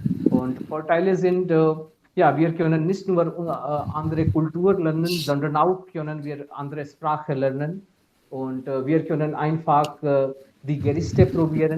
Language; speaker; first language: German; non-native, fluent; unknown